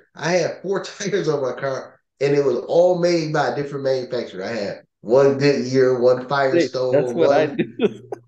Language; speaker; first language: English; native; English